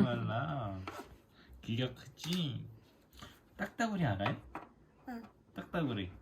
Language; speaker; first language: Korean; native; Korean